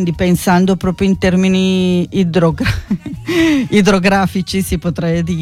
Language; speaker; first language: Italian; non-native, fluent; Spanish